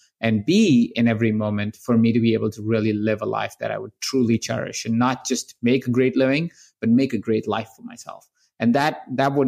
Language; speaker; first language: English; non-native, local second language; Hindi